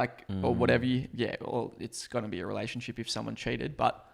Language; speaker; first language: English; native; English